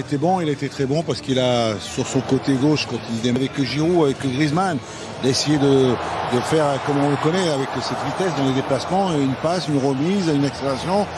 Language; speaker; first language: French; native; French